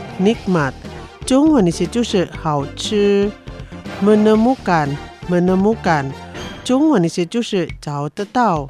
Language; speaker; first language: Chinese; non-native, fluent; Indonesian